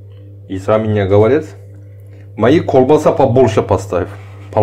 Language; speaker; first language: Russian; non-native, learner; Turkish